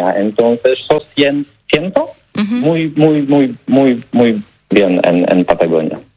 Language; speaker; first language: Spanish; non-native, learner; Polish